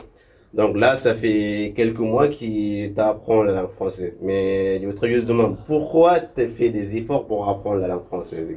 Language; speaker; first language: French; non-native, local second language; Arabic